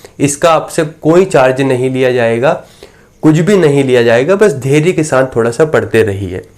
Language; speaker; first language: Hindi; native; Hindi